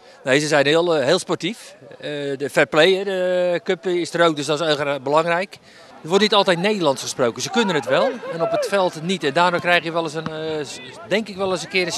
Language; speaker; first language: Dutch; native; Dutch